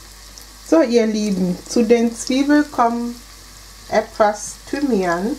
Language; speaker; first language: German; non-native, fluent; Akan